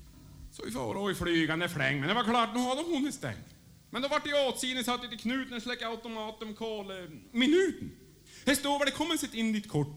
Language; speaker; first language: Swedish; native; Swedish